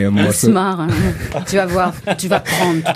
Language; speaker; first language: French; native; French